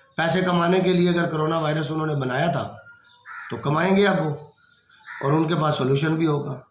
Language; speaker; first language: Urdu; non-native, local second language; Punjabi